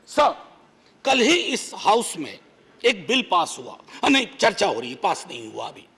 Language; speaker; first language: Hindi; native; Hindi